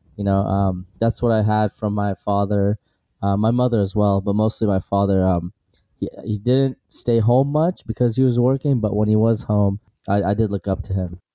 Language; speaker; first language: English; early bilingual, other home language; Assyrian Neo-Aramaic